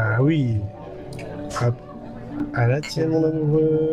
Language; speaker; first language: French; native; French